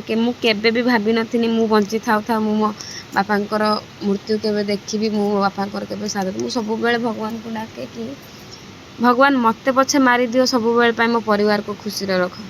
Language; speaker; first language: Odia; native; Odia